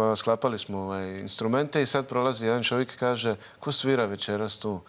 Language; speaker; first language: Croatian; native; Croatian